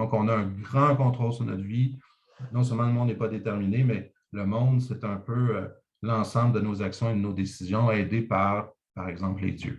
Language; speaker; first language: French; native; French